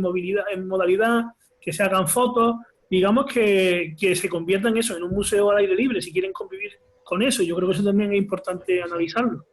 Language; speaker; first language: Spanish; native; Spanish